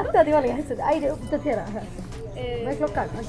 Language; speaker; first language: Swedish; native; Swedish